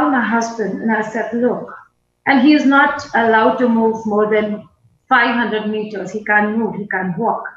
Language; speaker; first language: English; non-native, local second language; Hindi